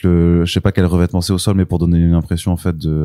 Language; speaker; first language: French; native; French